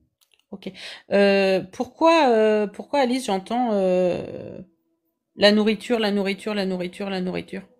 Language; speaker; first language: French; native; French